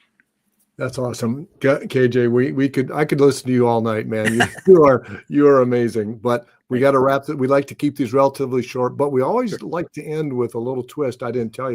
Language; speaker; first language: English; native; English